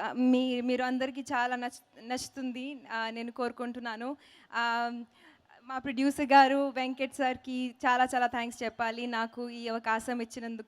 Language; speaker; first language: Telugu; non-native, learner; Hindi